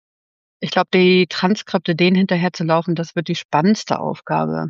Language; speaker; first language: German; native; German